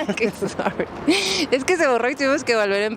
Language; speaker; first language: Spanish; native; Spanish